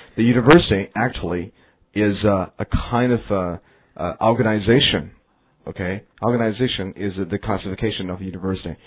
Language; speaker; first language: English; non-native, fluent; Chinese